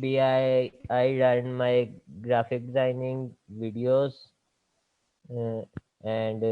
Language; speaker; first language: English; non-native, learner; Urdu